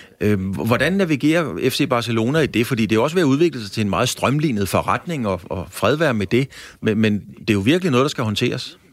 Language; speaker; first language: Danish; native; Danish